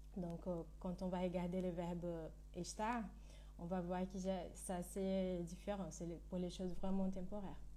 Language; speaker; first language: French; non-native, fluent; Portuguese